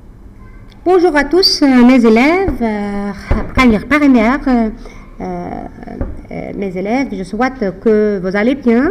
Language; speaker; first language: French; non-native, fluent; Arabic